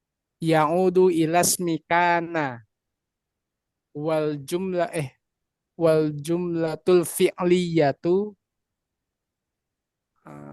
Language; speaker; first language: Arabic; non-native, learner; Indonesian